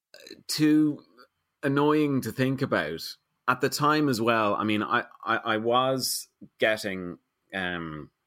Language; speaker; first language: English; native; English